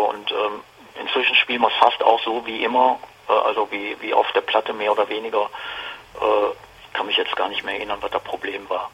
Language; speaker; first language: German; native; German